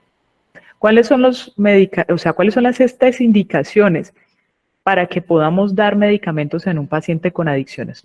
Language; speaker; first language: Spanish; native; Spanish